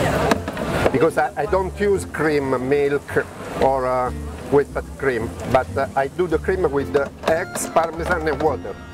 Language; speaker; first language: English; non-native, learner; Italian